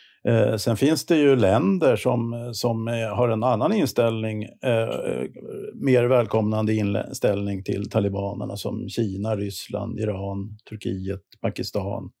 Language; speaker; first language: Swedish; native; Swedish